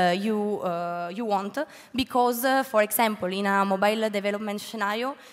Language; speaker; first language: English; non-native, learner; Italian